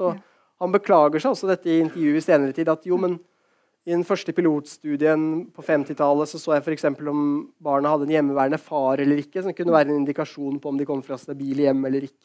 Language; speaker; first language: Norwegian; native; Norwegian